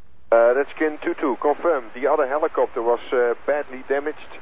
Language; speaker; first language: English; non-native, fluent; Dutch